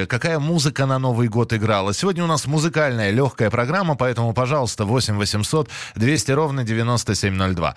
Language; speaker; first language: Russian; native; Russian